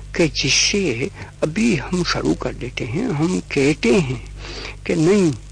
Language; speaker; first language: Hindi; non-native, local second language; Gujarati